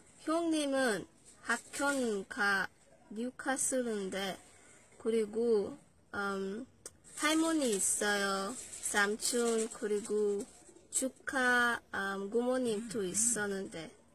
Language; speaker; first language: Korean; non-native, learner; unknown